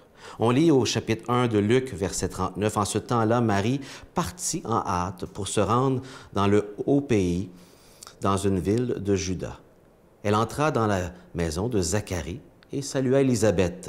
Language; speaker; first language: French; native; French